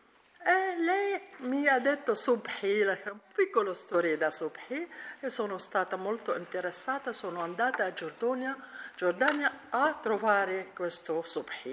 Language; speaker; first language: Italian; non-native, learner; Arabic